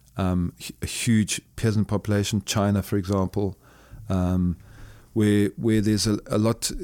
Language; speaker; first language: English; native; English